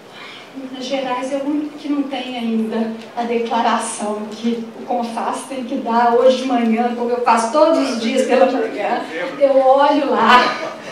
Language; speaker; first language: Portuguese; native; Portuguese